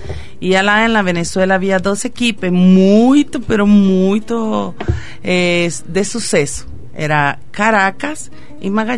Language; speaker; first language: Portuguese; non-native, fluent; Spanish